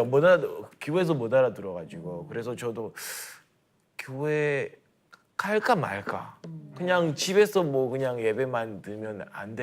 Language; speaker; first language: Korean; non-native, learner; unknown